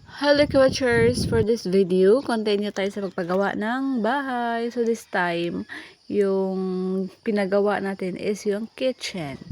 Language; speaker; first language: Filipino; non-native, local second language; Cebuano